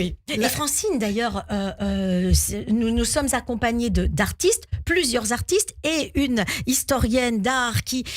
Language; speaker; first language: French; native; French